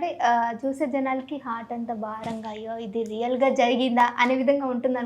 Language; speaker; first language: Telugu; native; Telugu